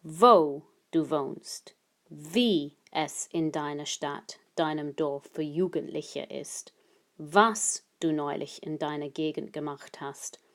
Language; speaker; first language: German; non-native, fluent; English